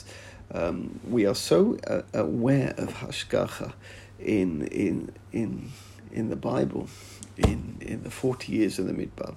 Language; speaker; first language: English; native; English